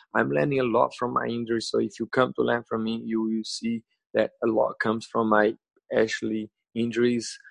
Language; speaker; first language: English; non-native, learner; Portuguese